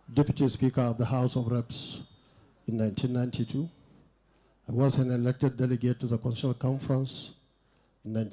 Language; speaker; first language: English; non-native, local second language; Hausa